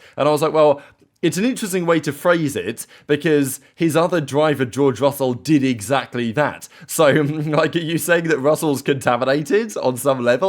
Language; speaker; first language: English; native; English